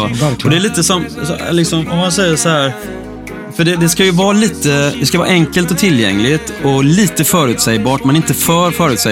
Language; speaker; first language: Swedish; native; Swedish